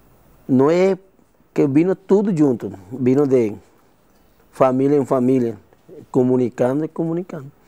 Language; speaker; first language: Portuguese; non-native, learner; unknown